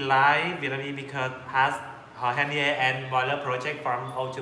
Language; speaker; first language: English; non-native, learner; Vietnamese